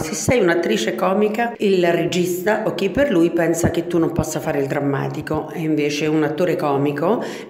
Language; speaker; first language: Italian; native; Italian